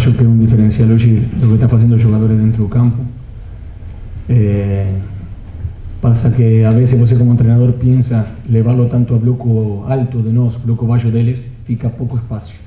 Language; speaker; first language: Portuguese; non-native, fluent; Spanish